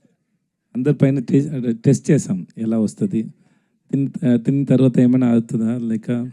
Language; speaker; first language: Telugu; non-native, learner; Tamil